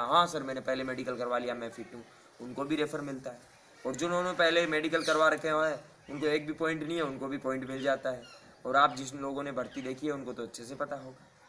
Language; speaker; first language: Hindi; native; Hindi